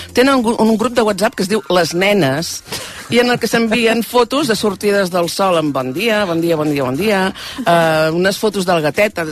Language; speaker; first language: Catalan; native; Catalan